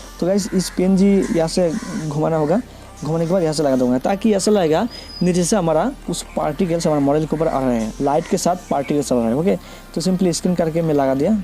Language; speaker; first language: Hindi; non-native, local second language; Bangla